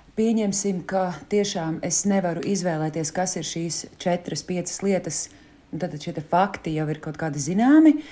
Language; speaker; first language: Latvian; native; Latvian